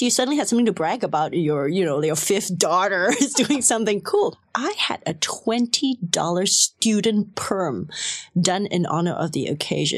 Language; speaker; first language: English; non-native, local second language; Cantonese